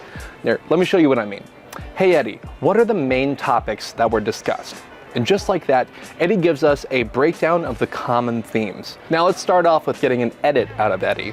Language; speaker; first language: English; native; English